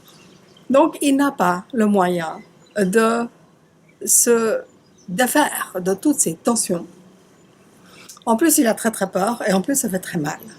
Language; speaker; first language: French; native; French